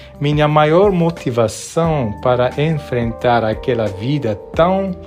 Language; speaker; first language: Portuguese; non-native, fluent; Armenian